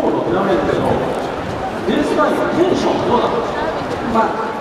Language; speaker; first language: Japanese; native; Japanese